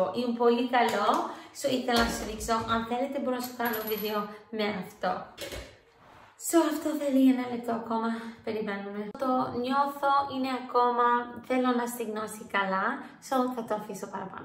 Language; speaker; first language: Greek; early bilingual, heritage; English